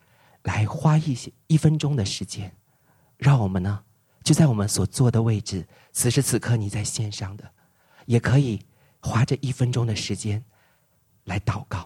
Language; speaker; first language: Chinese; native; Chinese